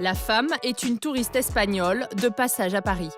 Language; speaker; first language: French; native; French